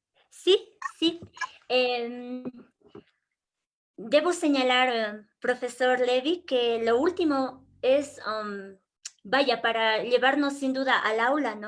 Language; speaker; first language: Spanish; native; Spanish